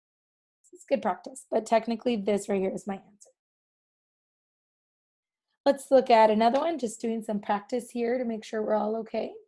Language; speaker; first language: English; native; English